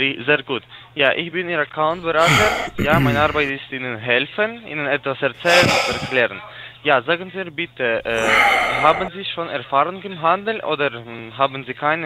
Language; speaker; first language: German; non-native, learner; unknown